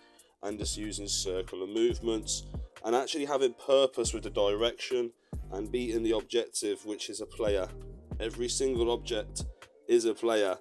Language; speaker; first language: English; native; English